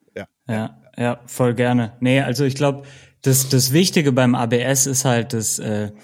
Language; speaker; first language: German; native; German